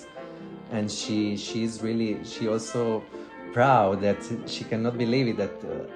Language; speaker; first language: English; non-native, fluent; Italian